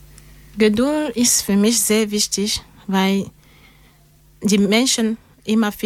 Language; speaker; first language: German; non-native, learner; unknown